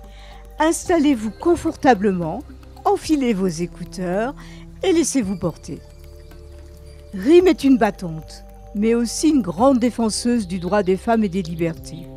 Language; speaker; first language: French; native; French